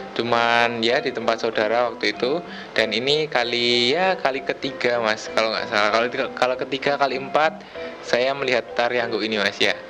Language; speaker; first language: Indonesian; native; Indonesian